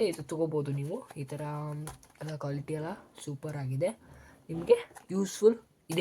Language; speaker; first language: Kannada; native; Kannada